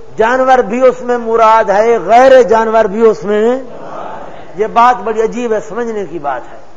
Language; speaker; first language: Urdu; non-native, local second language; Saraiki